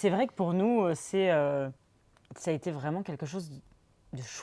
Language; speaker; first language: French; native; French